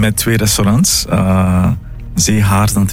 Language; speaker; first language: Dutch; non-native, fluent; Portuguese